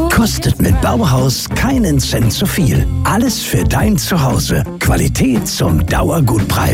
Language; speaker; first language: German; native; German